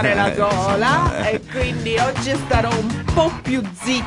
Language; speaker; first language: Italian; native; Italian